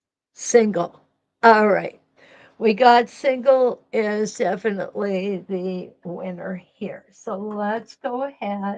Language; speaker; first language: English; native; English